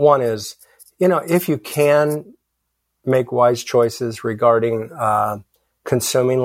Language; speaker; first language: English; native; English